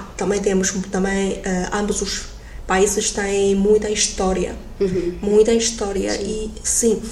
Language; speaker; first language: Portuguese; non-native, fluent; Chinese